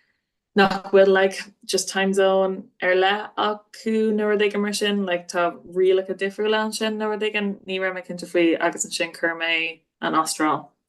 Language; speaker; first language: Irish; non-native, local second language; English